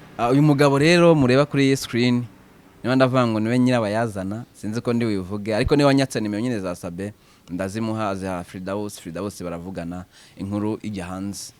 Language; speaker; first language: Kinyarwanda; native; Kinyarwanda